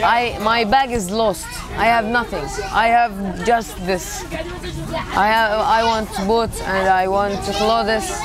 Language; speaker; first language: English; non-native, learner; Arabic